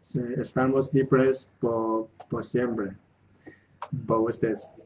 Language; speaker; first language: Spanish; non-native, learner; Chinese